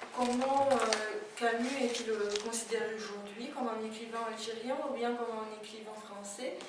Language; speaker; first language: French; non-native, fluent; Lithuanian